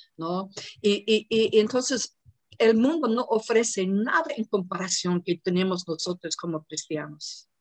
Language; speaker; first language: Spanish; non-native, fluent; English